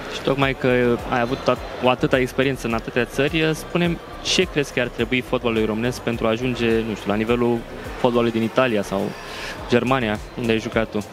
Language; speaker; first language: Romanian; native; Romanian